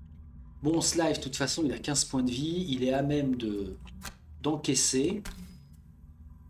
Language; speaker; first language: French; native; French